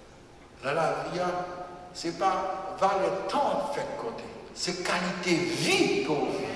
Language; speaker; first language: French; non-native, local second language; Haitian Creole